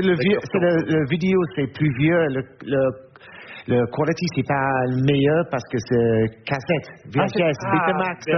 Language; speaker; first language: French; non-native, learner; English